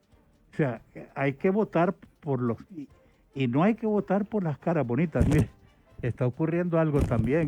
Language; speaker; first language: Spanish; native; Spanish